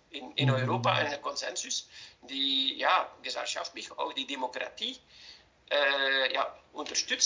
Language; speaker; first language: German; non-native, fluent; Dutch